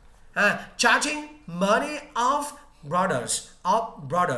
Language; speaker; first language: English; non-native, learner; Vietnamese